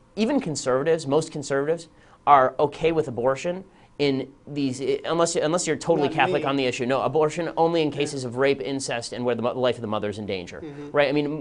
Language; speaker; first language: English; native; English